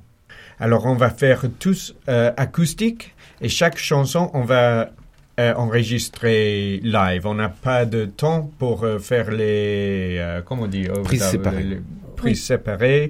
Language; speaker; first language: French; non-native, fluent; English